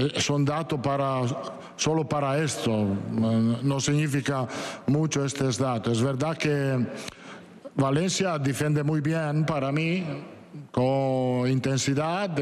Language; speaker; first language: Spanish; non-native, fluent; Italian